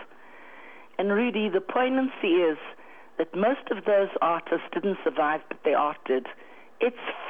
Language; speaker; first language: English; native; English